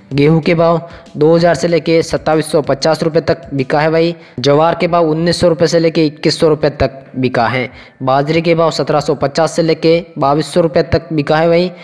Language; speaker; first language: Hindi; native; Hindi